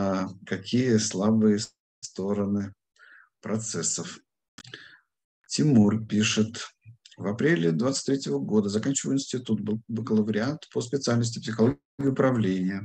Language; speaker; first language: Russian; native; Russian